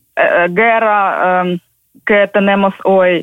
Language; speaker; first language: Spanish; non-native, learner; Ukrainian